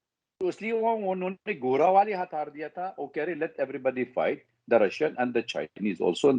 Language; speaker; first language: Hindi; non-native, fluent; Arabic